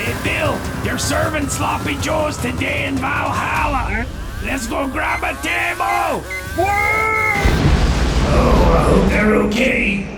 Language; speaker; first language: English; native; English